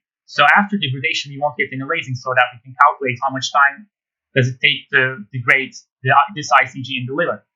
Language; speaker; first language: English; non-native, fluent; Turkish